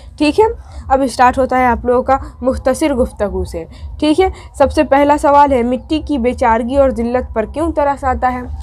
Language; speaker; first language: Hindi; native; Hindi